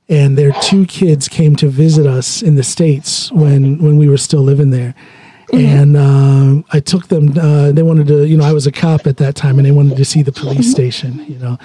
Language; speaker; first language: English; native; English